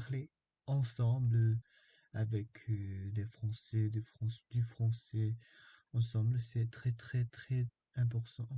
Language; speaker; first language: French; non-native, fluent; Korean